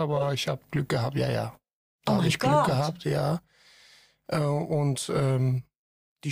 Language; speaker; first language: German; non-native, fluent; Persian